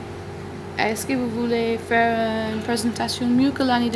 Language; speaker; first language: French; non-native, learner; English